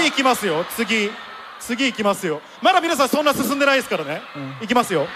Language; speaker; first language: Japanese; native; Japanese